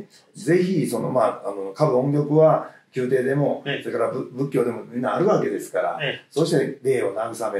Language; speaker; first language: Japanese; native; Japanese